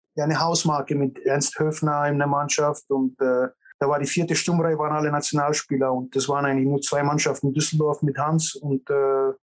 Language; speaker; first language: German; native; German